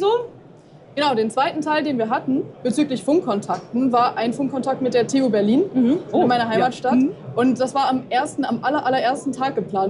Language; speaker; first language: German; native; German